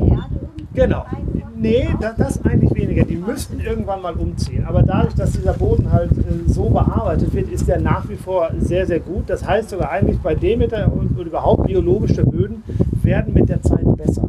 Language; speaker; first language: German; native; German